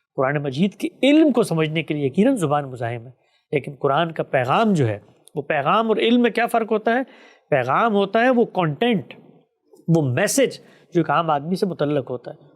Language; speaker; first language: Urdu; native; Urdu